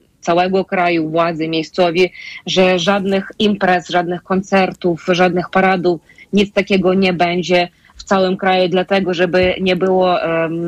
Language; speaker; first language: Polish; non-native, fluent; Ukrainian